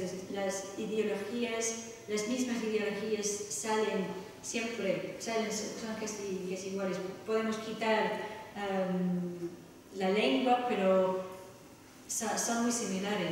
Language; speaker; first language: Spanish; non-native, fluent; English